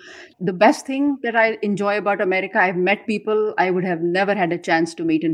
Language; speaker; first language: English; non-native, local second language; Urdu